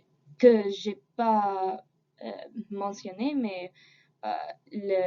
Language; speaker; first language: French; non-native, fluent; English